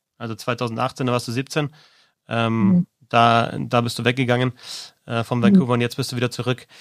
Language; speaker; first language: German; native; German